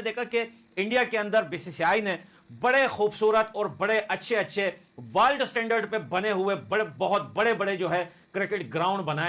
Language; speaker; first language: Hindi; native; Hindi